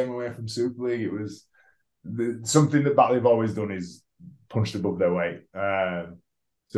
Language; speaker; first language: English; native; English